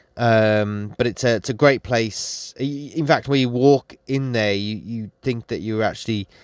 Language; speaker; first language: English; native; English